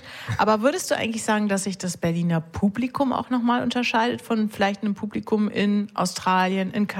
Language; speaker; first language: German; native; German